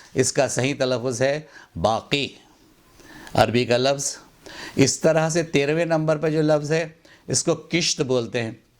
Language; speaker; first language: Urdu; native; Urdu